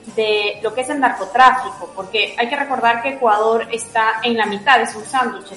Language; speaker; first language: Spanish; native; Spanish